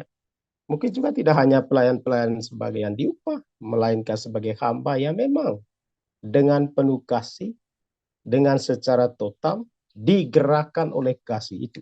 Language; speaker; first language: Indonesian; native; Indonesian